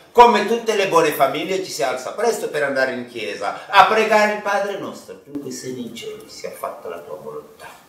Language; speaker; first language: Italian; non-native, fluent; Wolof